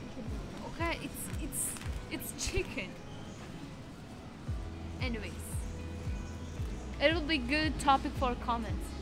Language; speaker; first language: English; non-native, learner; Uzbek